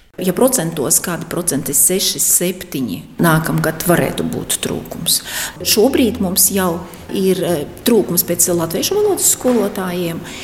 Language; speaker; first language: Latvian; non-native, local second language; Russian